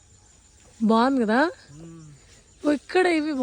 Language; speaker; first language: Telugu; native; Telugu